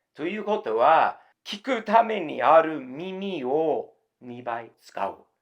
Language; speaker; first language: Japanese; non-native, fluent; English